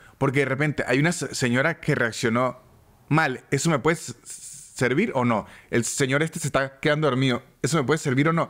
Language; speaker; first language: Spanish; native; Spanish